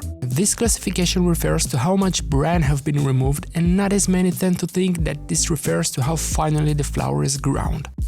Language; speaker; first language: English; non-native, fluent; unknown